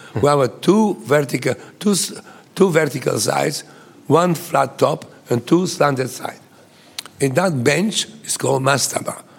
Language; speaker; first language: English; non-native, fluent; Bulgarian